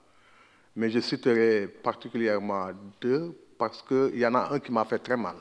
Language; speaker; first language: French; non-native, local second language; Wolof